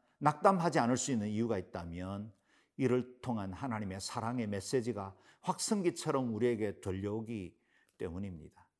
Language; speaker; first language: Korean; native; Korean